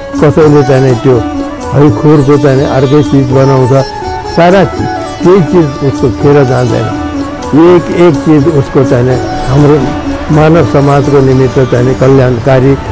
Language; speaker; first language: Nepali; non-native, local second language; Newari